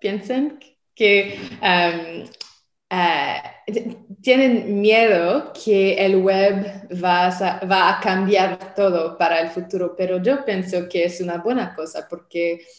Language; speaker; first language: Spanish; non-native, learner; French